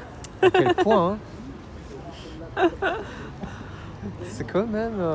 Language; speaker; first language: French; non-native, fluent; Polish